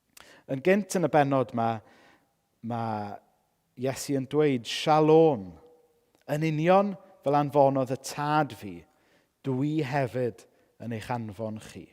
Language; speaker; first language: Welsh; native; Welsh